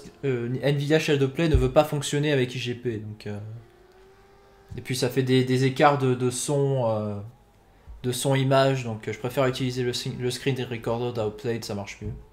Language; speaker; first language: French; native; French